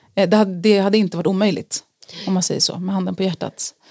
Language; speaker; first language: Swedish; native; Swedish